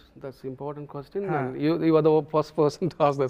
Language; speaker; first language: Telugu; non-native, local second language; Tamil